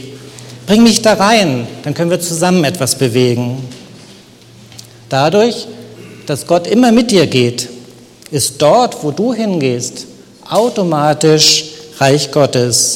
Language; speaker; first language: German; native; German